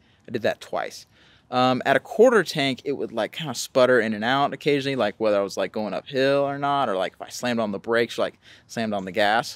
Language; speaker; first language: English; native; English